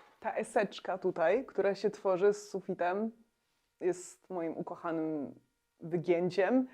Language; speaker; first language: Polish; native; Polish